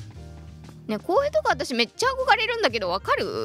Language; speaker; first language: Japanese; native; Japanese